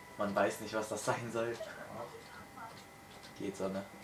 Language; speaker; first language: German; native; German